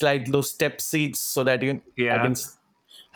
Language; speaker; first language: English; non-native, local second language; Marathi